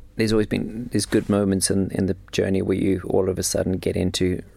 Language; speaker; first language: English; native; English